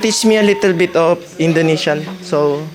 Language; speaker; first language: English; non-native, local second language; Filipino